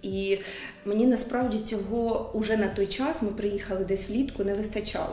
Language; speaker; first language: Ukrainian; native; Ukrainian